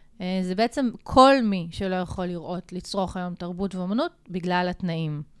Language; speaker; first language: Hebrew; native; Hebrew